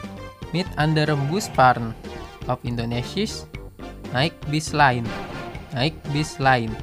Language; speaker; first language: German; non-native, fluent; Indonesian